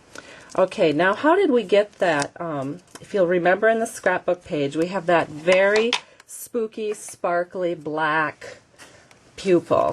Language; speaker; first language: English; native; English